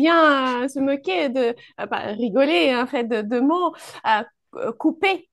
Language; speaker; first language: French; non-native, fluent; Ukrainian